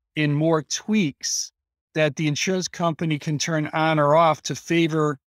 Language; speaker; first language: English; native; English